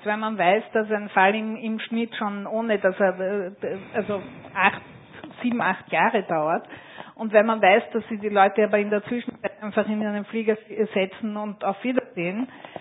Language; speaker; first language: German; native; German